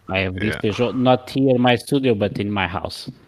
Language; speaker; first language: English; non-native, learner; Portuguese